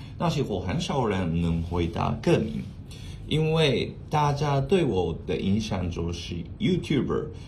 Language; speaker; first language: Chinese; non-native, fluent; Japanese